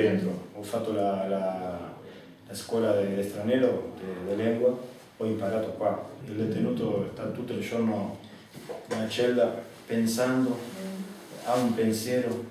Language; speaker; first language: Italian; non-native, learner; Spanish